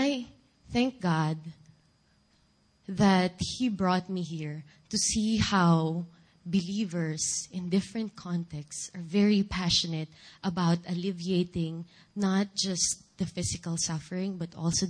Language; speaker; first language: English; non-native, local second language; Filipino